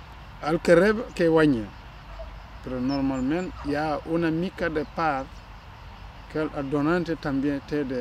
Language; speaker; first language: Catalan; non-native, fluent; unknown